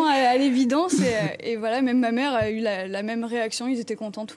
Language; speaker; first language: French; native; French